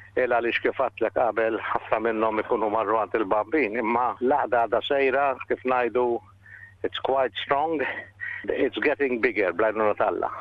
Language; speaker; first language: Maltese; native; Maltese